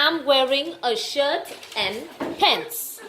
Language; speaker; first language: English; non-native, fluent; Vietnamese